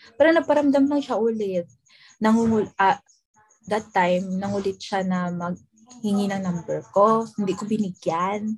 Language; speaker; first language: Filipino; non-native, local second language; Hiligaynon